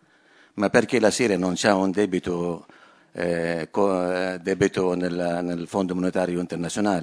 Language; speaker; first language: Italian; non-native, fluent; Arabic